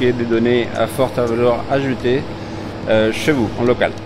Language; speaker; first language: French; non-native, fluent; Spanish